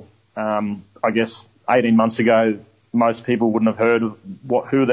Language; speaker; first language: English; native; English